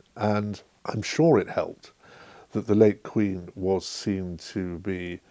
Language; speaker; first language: English; native; English